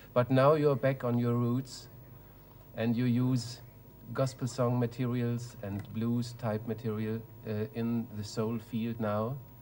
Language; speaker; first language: English; non-native, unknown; German